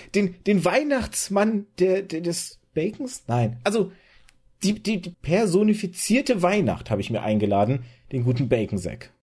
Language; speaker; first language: German; early bilingual, other home language; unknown